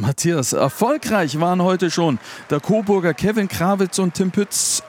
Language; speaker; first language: German; native; German